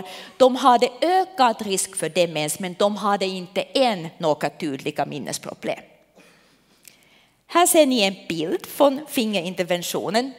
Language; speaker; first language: Swedish; non-native, local second language; Finnish